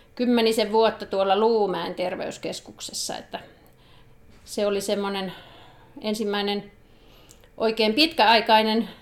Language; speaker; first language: Finnish; native; Finnish